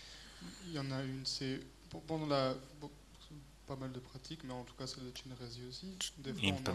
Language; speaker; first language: French; native; French